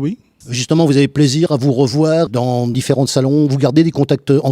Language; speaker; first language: French; native; French